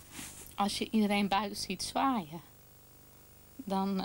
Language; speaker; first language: Dutch; native; Dutch